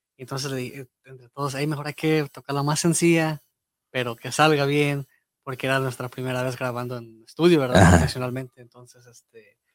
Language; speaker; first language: Spanish; early bilingual, heritage; Spanish